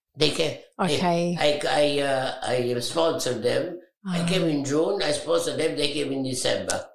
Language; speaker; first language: English; non-native, fluent; Arabic